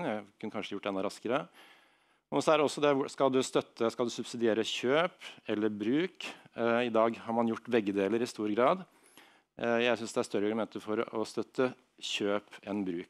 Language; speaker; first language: Norwegian; native; Norwegian